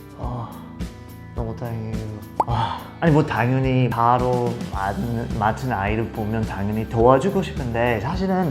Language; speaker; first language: Korean; non-native, fluent; English